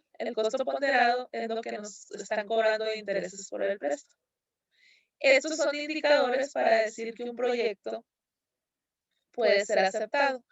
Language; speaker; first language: Spanish; native; Spanish